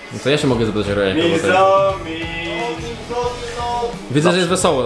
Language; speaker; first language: Polish; native; Polish